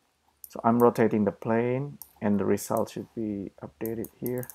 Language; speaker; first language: English; non-native, fluent; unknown